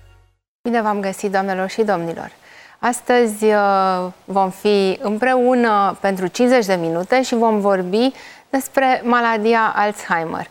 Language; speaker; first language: Romanian; native; Romanian